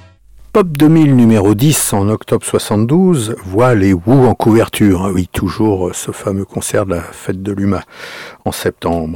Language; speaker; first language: French; native; French